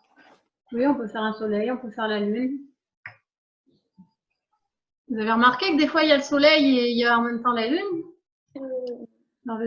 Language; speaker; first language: French; native; French